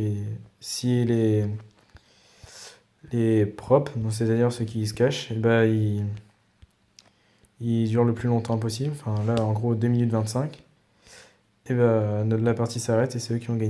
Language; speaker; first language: French; native; French